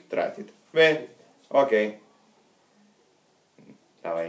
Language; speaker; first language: Russian; non-native, fluent; Italian